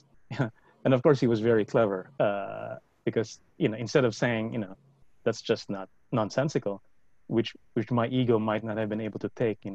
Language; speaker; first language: English; non-native, local second language; Filipino